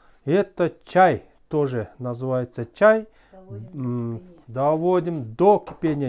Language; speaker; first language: Russian; non-native, local second language; Kyrgyz